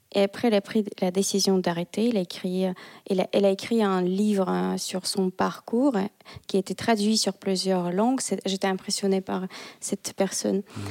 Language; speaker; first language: French; non-native, fluent; Russian